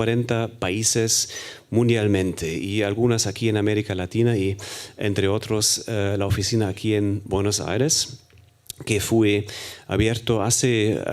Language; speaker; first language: Spanish; non-native, fluent; German